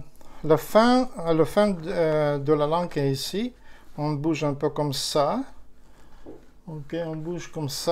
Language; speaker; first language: French; non-native, learner; Ukrainian